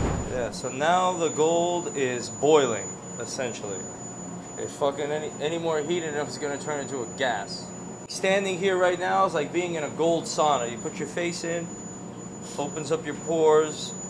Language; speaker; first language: English; early bilingual, other home language; Russian